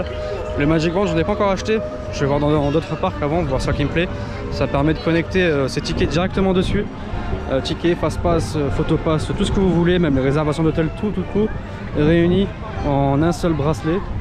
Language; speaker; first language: French; native; French